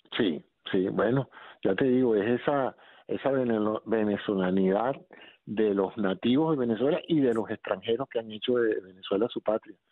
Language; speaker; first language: Spanish; native; Spanish